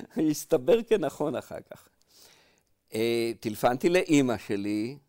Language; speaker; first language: Hebrew; native; Hebrew